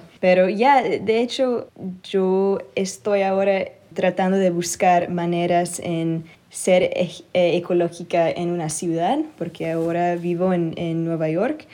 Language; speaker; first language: Spanish; early bilingual, other home language; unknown